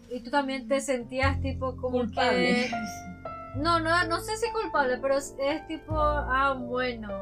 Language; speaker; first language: Spanish; early bilingual, heritage; Japanese